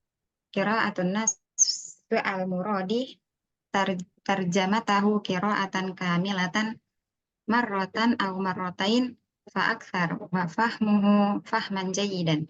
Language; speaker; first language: Arabic; non-native, learner; Indonesian